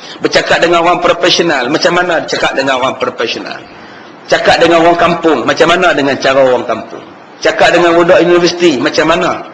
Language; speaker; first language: Malay; native; Malay